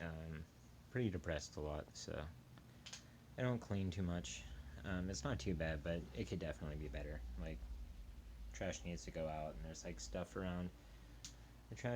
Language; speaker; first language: English; native; English